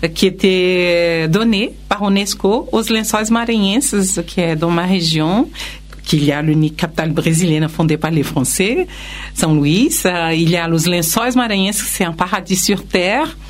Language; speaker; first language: French; non-native, fluent; Portuguese